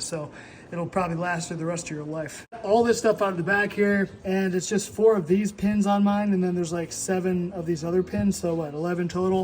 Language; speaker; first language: English; native; English